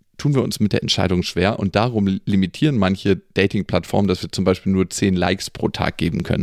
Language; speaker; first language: German; native; German